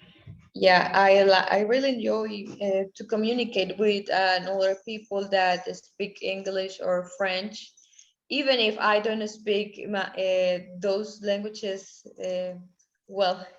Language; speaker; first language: English; non-native, learner; Spanish